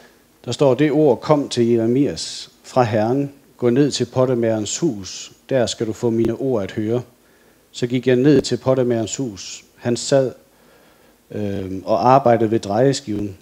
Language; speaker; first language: Danish; native; Danish